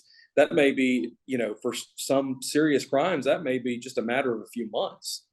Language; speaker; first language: English; native; English